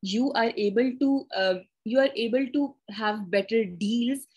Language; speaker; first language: English; non-native, local second language; Urdu